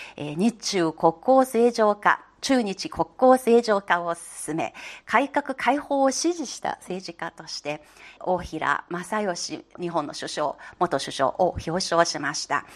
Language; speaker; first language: Japanese; non-native, fluent; Chinese